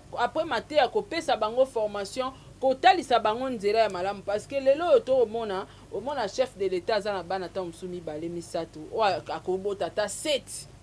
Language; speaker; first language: Lingala; native; Lingala